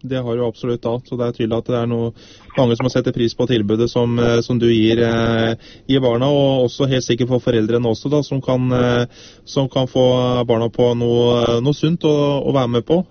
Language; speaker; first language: Norwegian; native; Norwegian